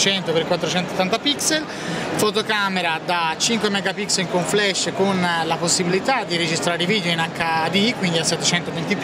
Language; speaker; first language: Italian; native; Italian